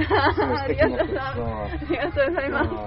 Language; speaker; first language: Japanese; non-native, learner; Italian